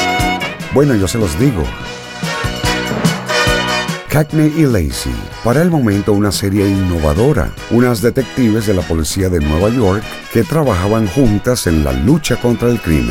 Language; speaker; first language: Spanish; native; Spanish